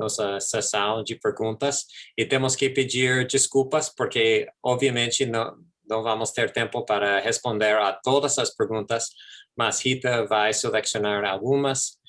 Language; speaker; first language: Portuguese; non-native, fluent; English